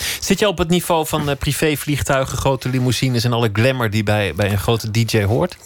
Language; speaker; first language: Dutch; native; Dutch